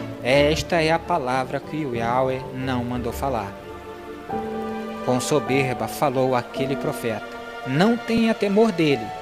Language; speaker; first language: Portuguese; native; Portuguese